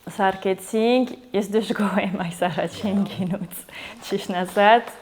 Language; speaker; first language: Armenian; early bilingual, heritage; Armenian